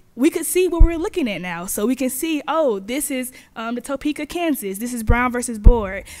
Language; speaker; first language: English; native; English